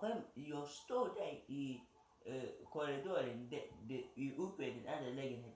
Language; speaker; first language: Swedish; early bilingual, other home language; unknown